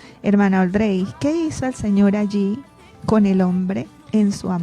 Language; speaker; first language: Spanish; native; Spanish